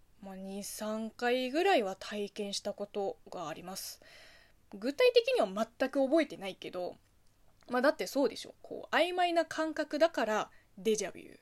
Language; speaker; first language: Japanese; non-native, fluent; Chinese